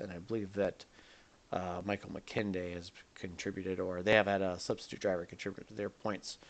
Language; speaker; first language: English; native; English